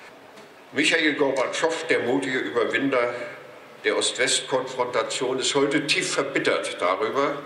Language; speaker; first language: German; native; German